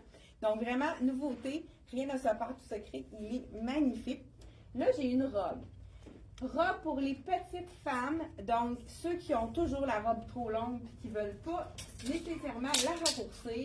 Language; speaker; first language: French; native; French